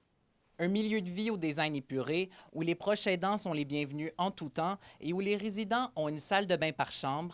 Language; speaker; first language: French; native; French